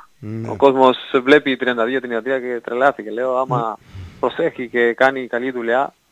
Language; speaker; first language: Greek; non-native, fluent; Spanish